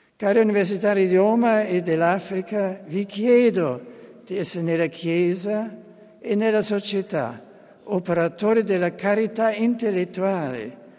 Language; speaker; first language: Italian; non-native, fluent; German